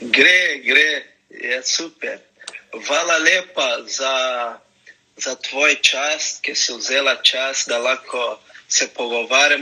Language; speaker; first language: Slovenian; non-native, learner; Portuguese